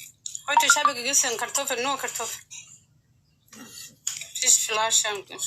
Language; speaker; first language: German; non-native, learner; Arabic